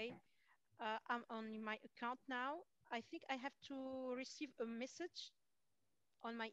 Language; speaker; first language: English; non-native, fluent; Arabic